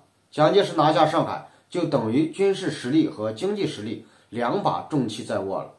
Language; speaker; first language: Chinese; native; Chinese